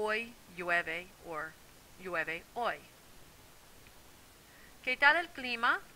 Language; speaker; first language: Spanish; non-native, fluent; English